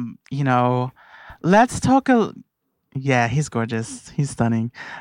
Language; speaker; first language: English; native; English